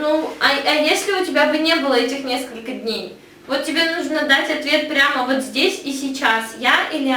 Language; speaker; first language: Russian; native; Russian